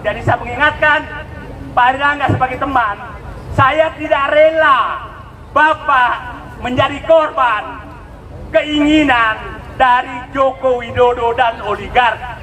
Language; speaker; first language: Indonesian; native; Indonesian